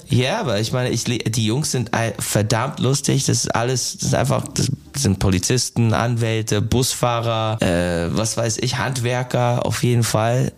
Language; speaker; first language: German; non-native, fluent; English